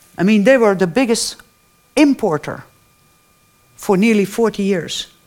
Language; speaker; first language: English; non-native, fluent; Dutch